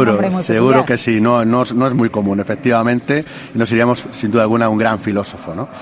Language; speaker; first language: Spanish; native; Spanish